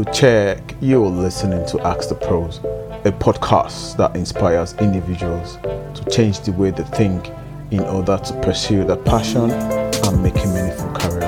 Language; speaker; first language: English; non-native, local second language; Yoruba